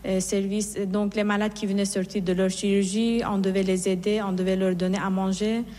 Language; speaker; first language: French; non-native, fluent; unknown